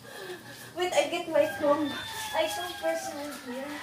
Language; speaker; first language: English; non-native, learner; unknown